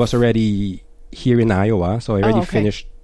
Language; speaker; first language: English; non-native, local second language; Filipino